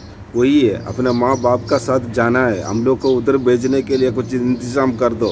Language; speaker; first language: Hindi; non-native, local second language; Malayalam